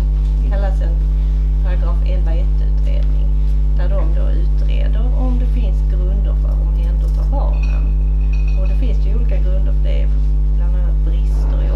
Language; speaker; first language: Swedish; native; Swedish